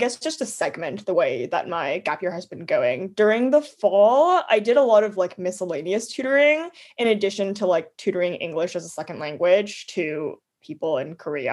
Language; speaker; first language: English; native; English